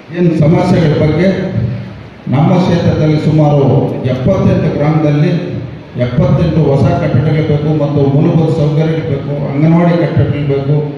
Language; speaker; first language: Kannada; native; Kannada